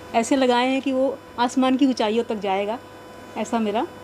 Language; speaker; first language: Hindi; native; Hindi